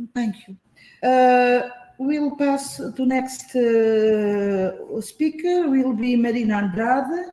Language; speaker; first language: English; non-native, fluent; Portuguese